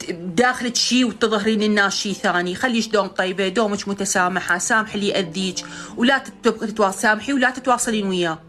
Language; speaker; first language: Arabic; native; Arabic